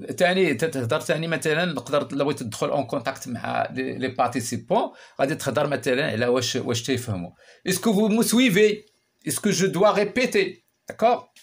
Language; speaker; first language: French; non-native, local second language; Arabic